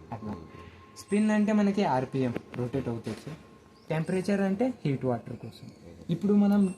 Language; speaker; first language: Telugu; non-native, local second language; Kannada